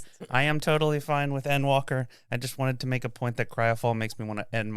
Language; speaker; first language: English; native; English